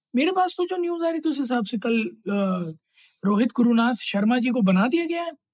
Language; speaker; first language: Hindi; native; Hindi